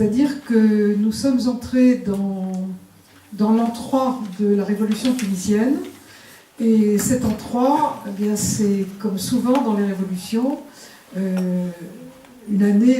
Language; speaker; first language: French; native; French